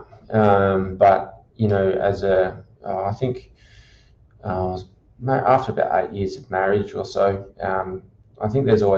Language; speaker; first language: English; native; English